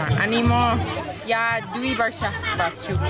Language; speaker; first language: Nepali; non-native, learner; English